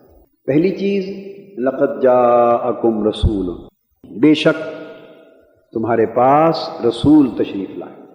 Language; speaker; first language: Urdu; native; Urdu